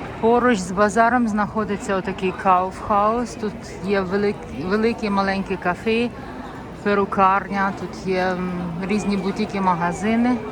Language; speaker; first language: Ukrainian; native; Ukrainian